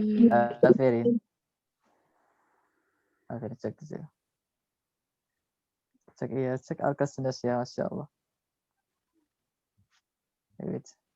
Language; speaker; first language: Turkish; non-native, learner; Indonesian